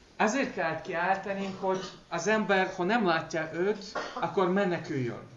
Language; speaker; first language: Hungarian; non-native, learner; Russian